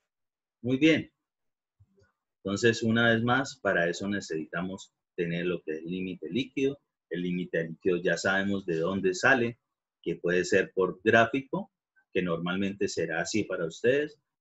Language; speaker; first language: Spanish; native; Spanish